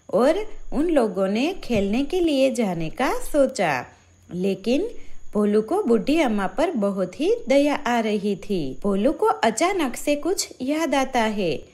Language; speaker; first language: Hindi; native; Hindi